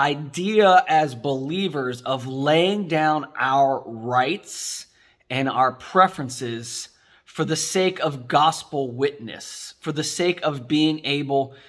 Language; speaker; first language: English; native; English